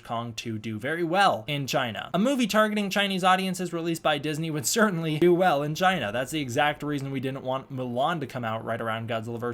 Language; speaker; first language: English; native; English